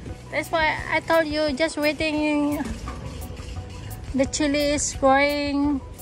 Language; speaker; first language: English; non-native, learner; Indonesian